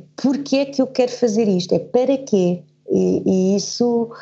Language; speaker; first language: Portuguese; early bilingual, heritage; German